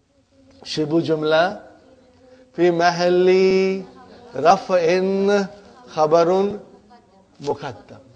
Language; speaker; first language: Arabic; non-native, fluent; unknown